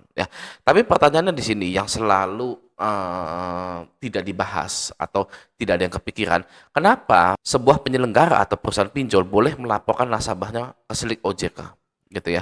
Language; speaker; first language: Indonesian; native; Indonesian